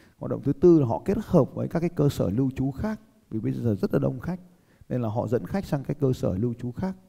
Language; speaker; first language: Vietnamese; native; Vietnamese